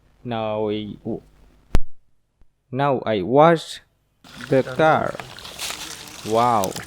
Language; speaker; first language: English; non-native, learner; Indonesian